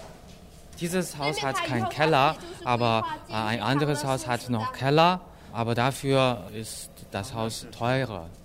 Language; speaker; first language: German; non-native, fluent; Chinese